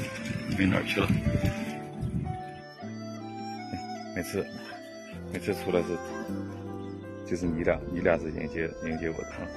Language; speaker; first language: Chinese; native; Chinese